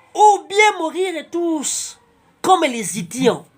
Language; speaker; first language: French; non-native, local second language; Swahili